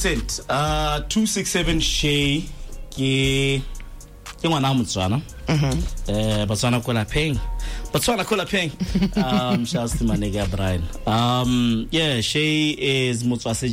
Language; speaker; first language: English; non-native, local second language; Tswana